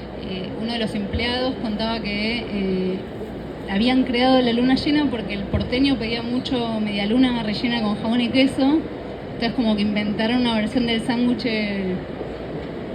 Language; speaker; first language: Spanish; native; Spanish